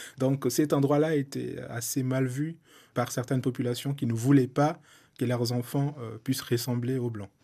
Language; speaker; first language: French; non-native, local second language; Soninke